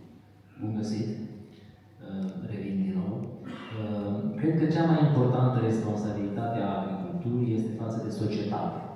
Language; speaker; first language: Romanian; native; Romanian